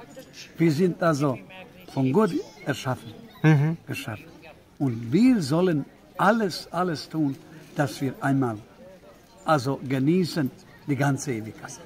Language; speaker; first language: German; non-native, fluent; Croatian